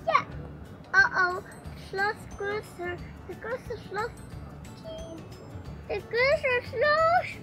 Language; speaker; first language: German; non-native, learner; Filipino